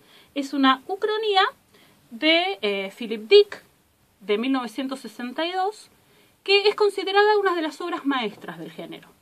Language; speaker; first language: Spanish; native; Spanish